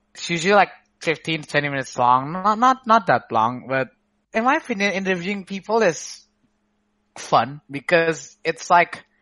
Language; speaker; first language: English; non-native, fluent; Indonesian